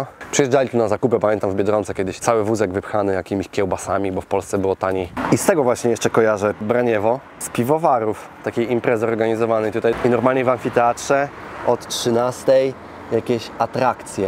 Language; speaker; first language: Polish; native; Polish